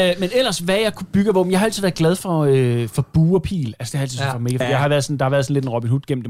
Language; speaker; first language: Danish; native; Danish